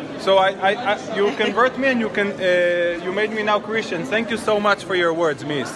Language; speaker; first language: English; non-native, learner; Hebrew